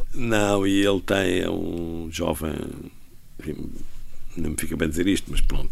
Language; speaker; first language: Portuguese; native; Portuguese